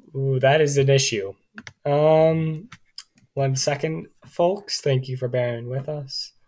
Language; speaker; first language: English; native; English